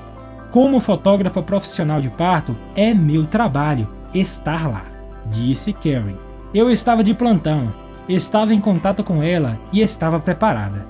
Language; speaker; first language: Portuguese; native; Portuguese